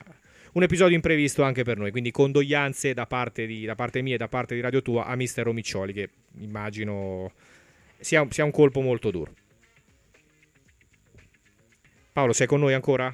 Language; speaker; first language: Italian; native; Italian